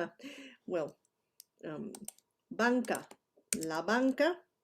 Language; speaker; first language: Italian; non-native, fluent; Spanish